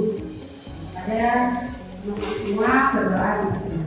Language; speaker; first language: Indonesian; native; Indonesian